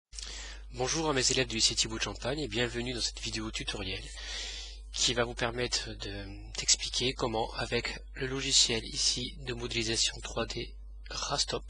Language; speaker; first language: French; native; French